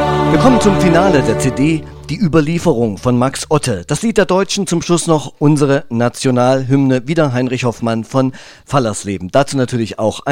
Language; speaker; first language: German; native; German